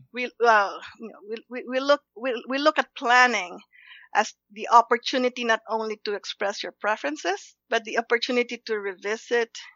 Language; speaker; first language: English; non-native, local second language; Filipino